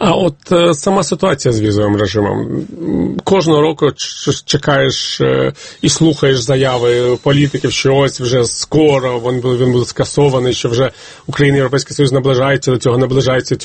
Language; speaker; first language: Ukrainian; native; Ukrainian